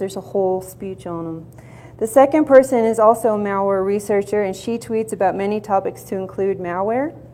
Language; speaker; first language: English; native; English